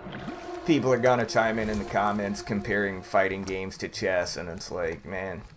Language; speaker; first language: English; native; English